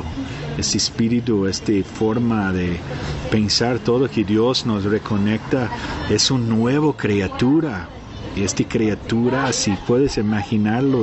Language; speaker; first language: Spanish; non-native, fluent; Portuguese